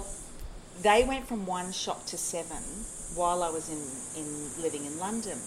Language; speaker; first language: English; native; English